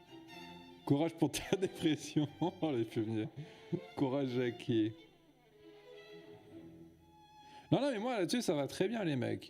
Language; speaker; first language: French; native; French